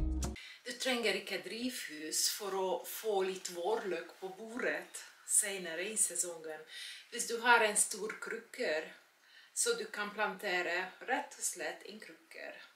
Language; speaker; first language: Norwegian; non-native, fluent; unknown